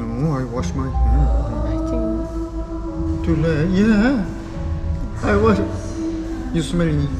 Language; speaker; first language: English; non-native, learner; Korean